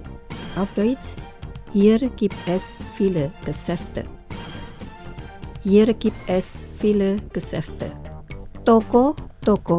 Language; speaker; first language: German; non-native, learner; Indonesian